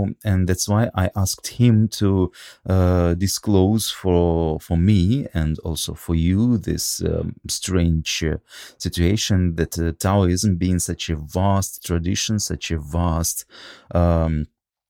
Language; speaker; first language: English; non-native, fluent; Russian